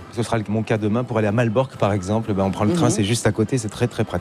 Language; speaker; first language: French; native; French